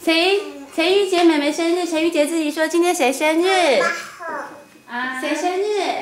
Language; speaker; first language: Chinese; native; Chinese